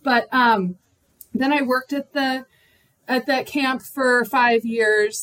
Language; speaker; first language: English; native; English